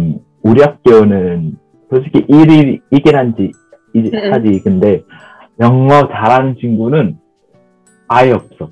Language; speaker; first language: Korean; non-native, fluent; Vietnamese